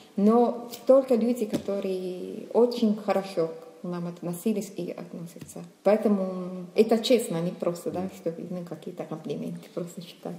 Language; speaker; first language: Russian; non-native, fluent; Italian